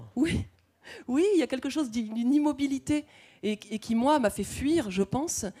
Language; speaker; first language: French; native; French